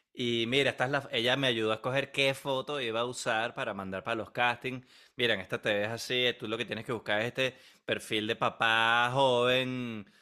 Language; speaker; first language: Spanish; native; Spanish